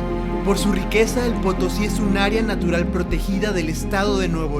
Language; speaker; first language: Spanish; native; Spanish